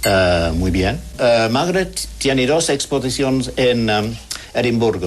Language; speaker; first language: Spanish; non-native, learner; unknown